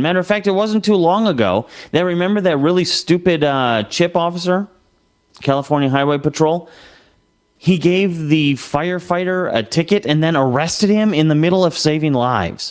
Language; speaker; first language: English; native; English